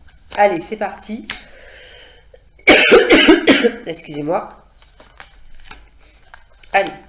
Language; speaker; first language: French; native; French